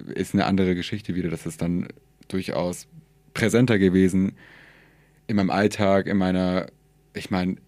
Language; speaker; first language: German; early bilingual, other home language; Persian